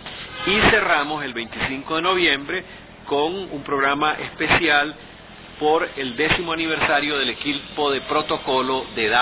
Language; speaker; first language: Spanish; native; Spanish